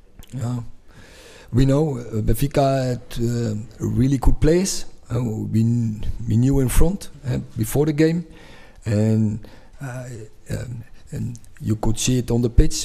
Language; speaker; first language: English; non-native, fluent; Dutch